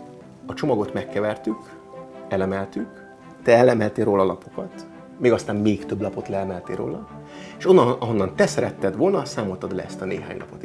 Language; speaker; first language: Hungarian; native; Hungarian